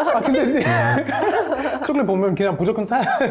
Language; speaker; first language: Korean; non-native, fluent; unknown